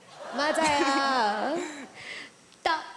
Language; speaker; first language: Korean; early bilingual, heritage; Korean